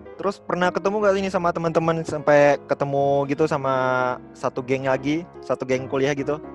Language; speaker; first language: Indonesian; native; Indonesian